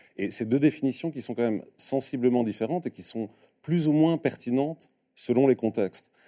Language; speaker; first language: French; native; French